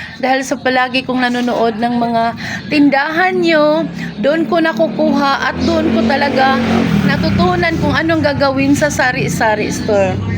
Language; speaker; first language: Filipino; non-native, local second language; Cebuano